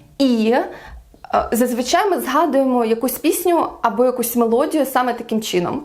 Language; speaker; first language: Ukrainian; non-native, local second language; Russian